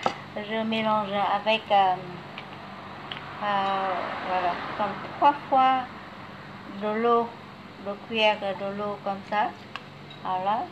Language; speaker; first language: French; non-native, fluent; Vietnamese